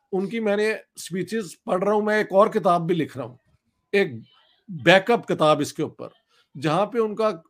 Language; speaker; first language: Urdu; non-native, local second language; Punjabi